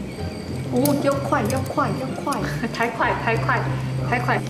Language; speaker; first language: Chinese; non-native, local second language; Cantonese